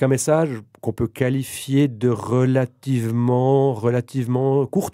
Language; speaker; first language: French; native; French